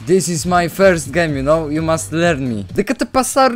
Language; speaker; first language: English; non-native, learner; Polish